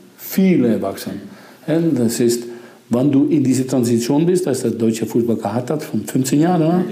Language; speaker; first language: German; non-native, fluent; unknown